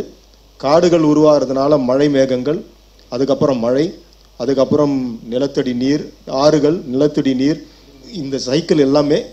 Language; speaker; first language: Tamil; native; Tamil